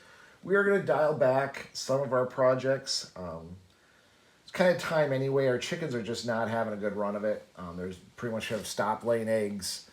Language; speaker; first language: English; native; English